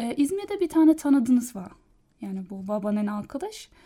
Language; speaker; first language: Turkish; non-native, learner; German